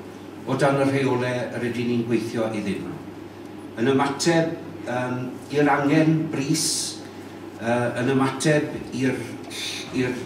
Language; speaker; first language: Welsh; native; Welsh